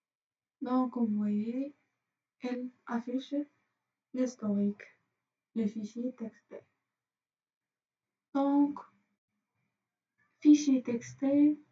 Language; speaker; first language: French; non-native, fluent; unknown